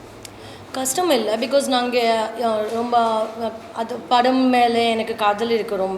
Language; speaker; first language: Tamil; non-native, learner; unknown